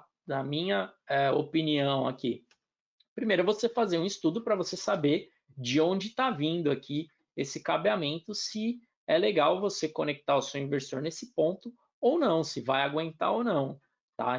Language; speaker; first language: Portuguese; native; Portuguese